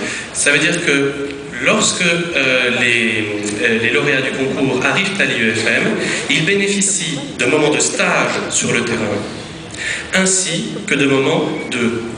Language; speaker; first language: French; native; French